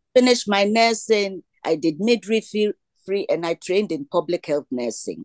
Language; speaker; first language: English; non-native, local second language; Ga